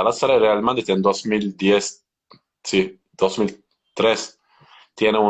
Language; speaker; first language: Spanish; non-native, learner; Turkish